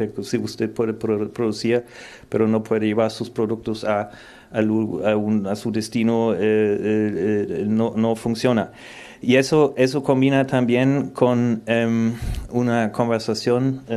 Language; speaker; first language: Spanish; non-native, fluent; German